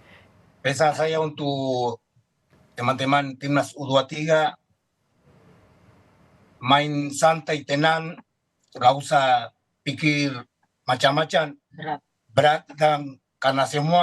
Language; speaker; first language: Indonesian; non-native, fluent; Spanish